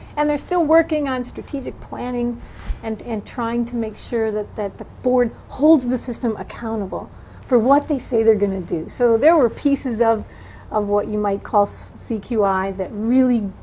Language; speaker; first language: English; native; English